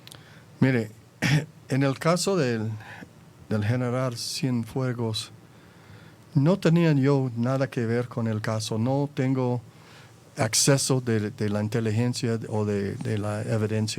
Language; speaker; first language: Spanish; non-native, fluent; English